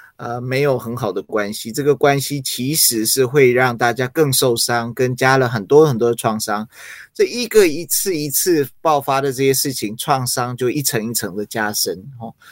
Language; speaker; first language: Chinese; early bilingual, other home language; English